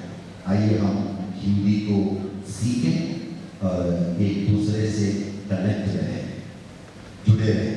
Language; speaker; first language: Hindi; non-native, local second language; Malayalam